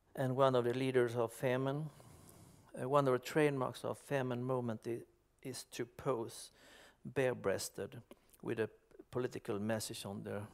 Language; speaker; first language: English; non-native, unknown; Swedish